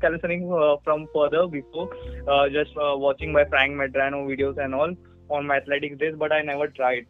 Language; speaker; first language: English; non-native, local second language; Marathi